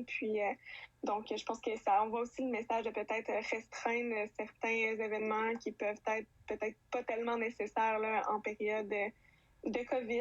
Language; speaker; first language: French; native; French